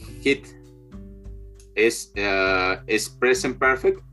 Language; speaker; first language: English; non-native, learner; Spanish